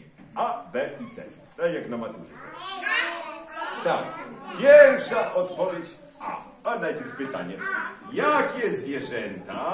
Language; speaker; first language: Polish; native; Polish